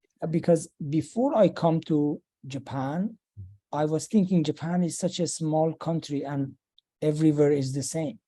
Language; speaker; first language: English; non-native, fluent; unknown